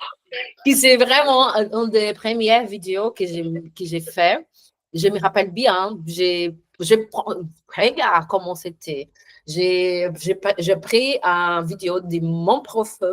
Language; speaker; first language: French; non-native, learner; Portuguese